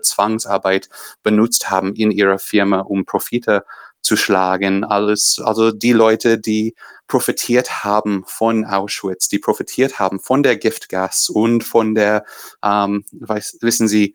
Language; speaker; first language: German; non-native, fluent; English